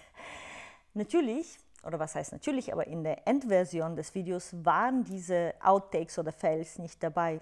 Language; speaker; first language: German; non-native, fluent; Bulgarian